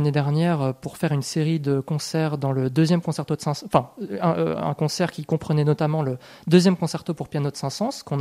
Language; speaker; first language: French; native; French